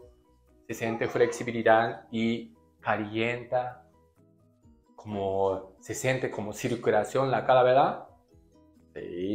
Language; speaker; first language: Spanish; non-native, learner; Japanese